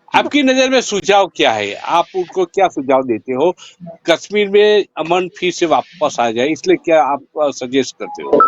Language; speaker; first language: Hindi; non-native, local second language; Gujarati